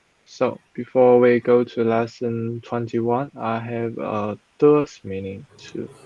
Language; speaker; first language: English; non-native, fluent; Chinese